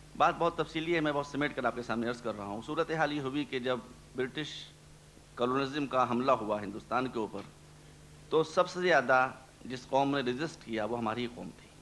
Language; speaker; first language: Urdu; native; Urdu